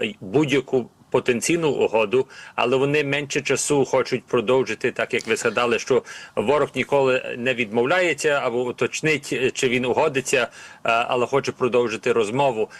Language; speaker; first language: Ukrainian; early bilingual, heritage; Ukrainian